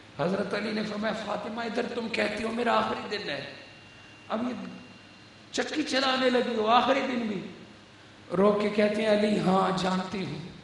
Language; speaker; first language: Urdu; non-native, local second language; Punjabi